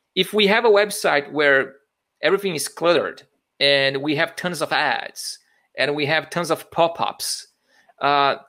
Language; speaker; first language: English; non-native, fluent; Portuguese